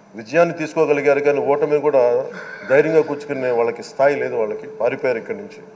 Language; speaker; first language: Telugu; native; Telugu